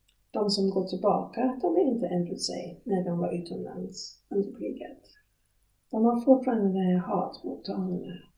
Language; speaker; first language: Swedish; non-native, fluent; English